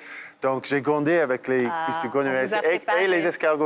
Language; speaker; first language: French; non-native, fluent; English